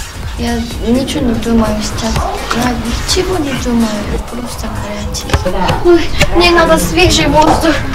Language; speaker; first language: Russian; non-native, learner; Korean